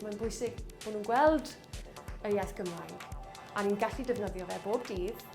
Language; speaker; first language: Welsh; native; Welsh